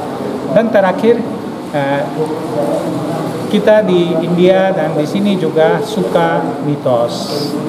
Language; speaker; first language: Indonesian; non-native, fluent; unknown